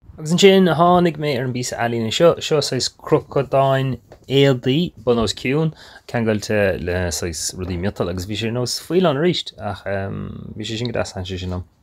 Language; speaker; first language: Irish; non-native, local second language; English